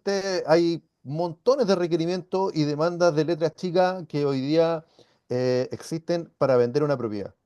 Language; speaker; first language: Spanish; native; Spanish